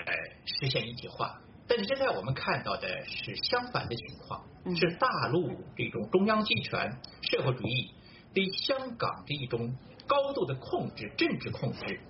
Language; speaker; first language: Chinese; native; Chinese